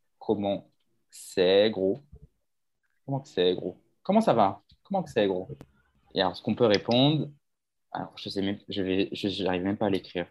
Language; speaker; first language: French; native; French